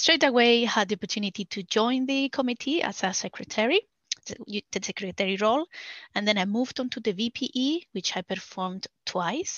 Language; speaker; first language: English; non-native, fluent; Spanish